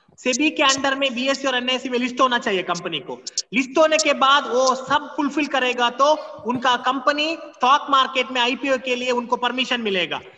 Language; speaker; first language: Hindi; non-native, local second language; Kannada